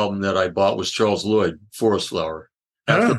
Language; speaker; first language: English; native; English